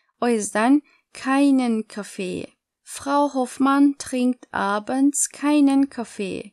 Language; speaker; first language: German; non-native, fluent; Turkish